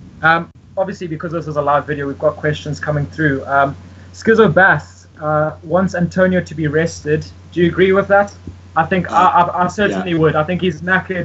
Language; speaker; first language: English; native; English